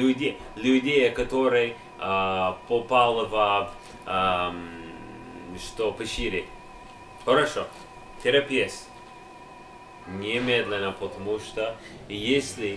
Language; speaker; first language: Russian; non-native, learner; English